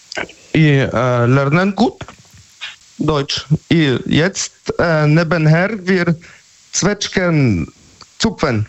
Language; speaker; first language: German; non-native, learner; Polish